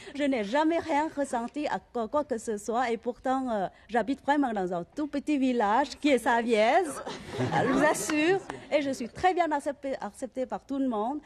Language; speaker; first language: French; non-native, fluent; Vietnamese